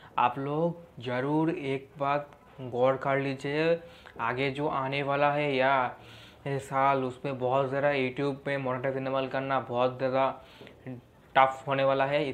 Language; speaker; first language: Hindi; non-native, local second language; Bangla